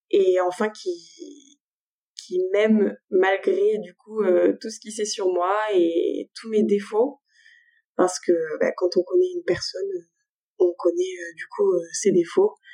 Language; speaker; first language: French; native; French